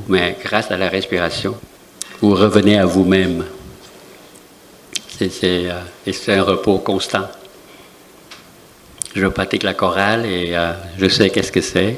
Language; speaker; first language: French; non-native, fluent; Vietnamese